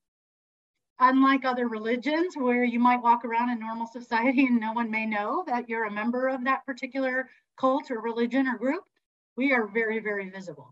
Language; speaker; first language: English; native; English